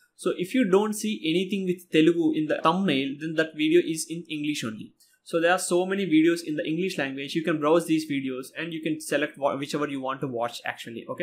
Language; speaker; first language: English; non-native, local second language; Telugu